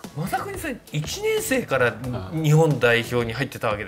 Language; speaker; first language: Japanese; native; Japanese